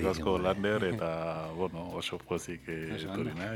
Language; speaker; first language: Basque; non-native, learner; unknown